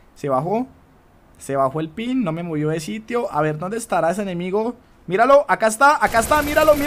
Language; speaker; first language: Spanish; native; Spanish